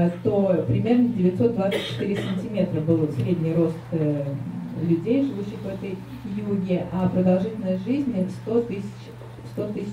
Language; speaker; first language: Russian; native; Russian